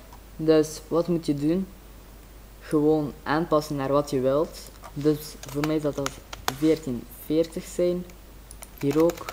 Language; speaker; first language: Dutch; native; Dutch